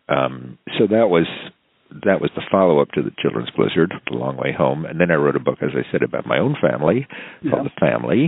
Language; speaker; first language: English; native; English